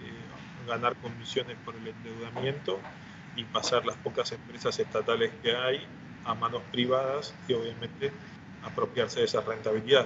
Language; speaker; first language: Spanish; native; Spanish